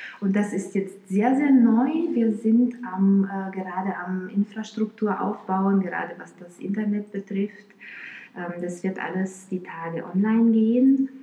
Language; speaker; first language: German; non-native, fluent; Romanian